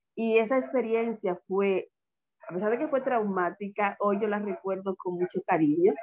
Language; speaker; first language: Spanish; native; Spanish